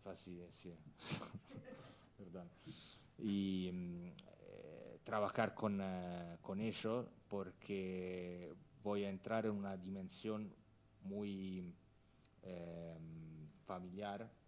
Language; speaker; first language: Spanish; non-native, fluent; Italian